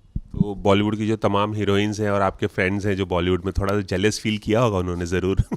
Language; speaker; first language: Hindi; native; Hindi